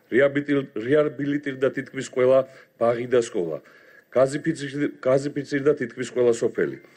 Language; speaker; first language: Georgian; native; Georgian